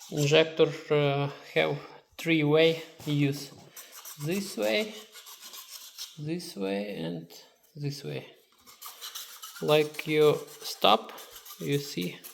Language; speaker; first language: English; non-native, learner; Ukrainian